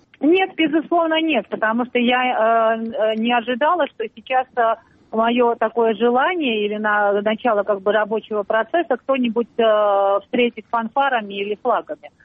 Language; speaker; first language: Russian; non-native, local second language; Georgian